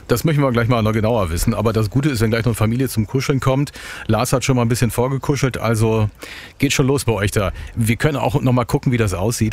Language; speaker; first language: German; native; German